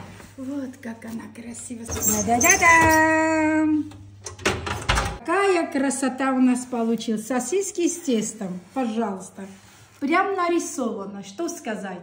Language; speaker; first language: Russian; non-native, local second language; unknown